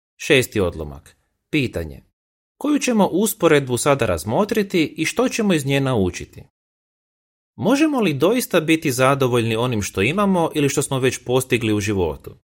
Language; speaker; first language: Croatian; native; Croatian